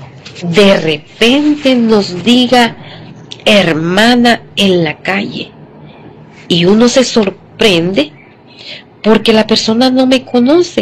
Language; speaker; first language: Spanish; native; Spanish